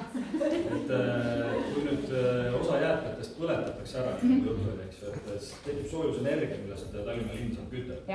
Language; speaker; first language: Estonian; native; Estonian